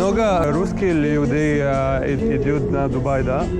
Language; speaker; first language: Russian; non-native, learner; Arabic